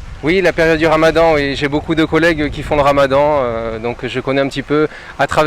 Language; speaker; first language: French; native; French